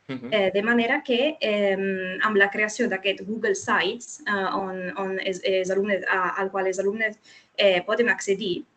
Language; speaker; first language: Catalan; non-native, fluent; Italian